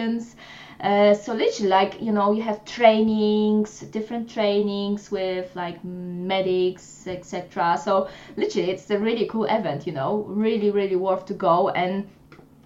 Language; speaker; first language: English; non-native, fluent; Polish